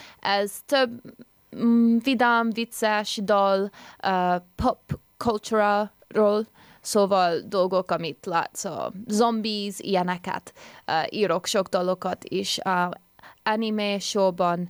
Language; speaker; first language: Hungarian; early bilingual, heritage; Hungarian